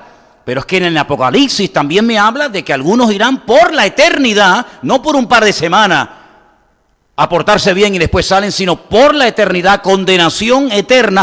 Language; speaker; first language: Spanish; native; Spanish